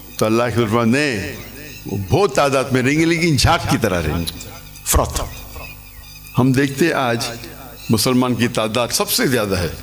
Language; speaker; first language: Urdu; non-native, local second language; English